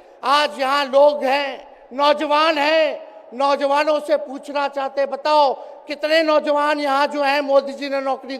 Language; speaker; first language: Hindi; native; Hindi